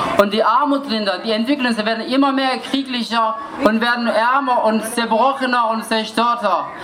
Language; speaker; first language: German; non-native, fluent; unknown